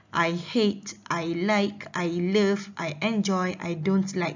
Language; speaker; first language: English; non-native, local second language; Malay